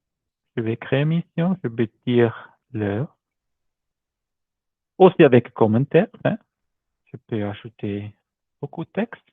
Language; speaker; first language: French; non-native, learner; German